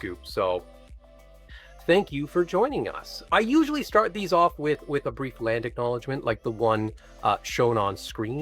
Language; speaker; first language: English; native; English